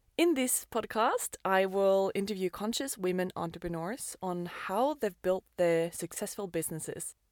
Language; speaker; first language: English; non-native, fluent; Norwegian